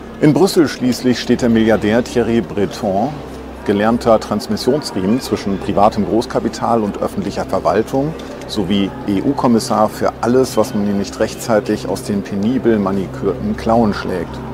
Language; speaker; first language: German; native; German